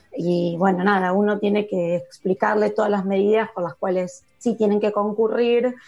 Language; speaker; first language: Spanish; native; Spanish